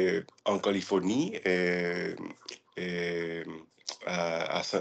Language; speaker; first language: French; non-native, learner; English